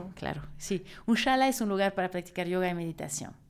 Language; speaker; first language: Spanish; non-native, fluent; French